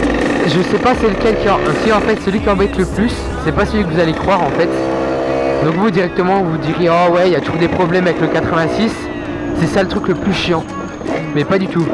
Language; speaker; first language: French; native; French